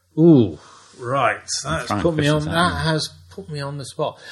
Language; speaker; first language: English; native; English